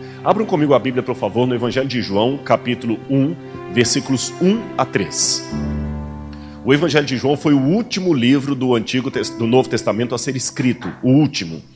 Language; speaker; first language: Portuguese; native; Portuguese